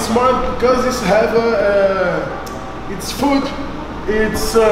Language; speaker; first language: English; non-native, learner; Portuguese